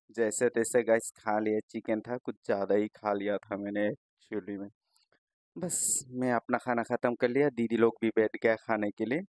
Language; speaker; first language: Hindi; non-native, local second language; Bangla